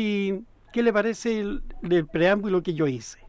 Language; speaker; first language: Spanish; native; Spanish